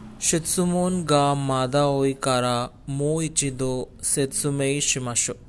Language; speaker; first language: Japanese; non-native, learner; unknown